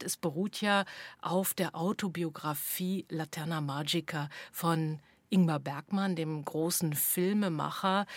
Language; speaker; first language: German; native; German